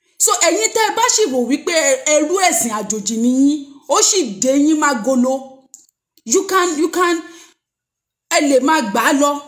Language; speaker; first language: Yoruba; native; Yoruba